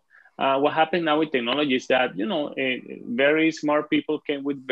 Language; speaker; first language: English; non-native, fluent; Spanish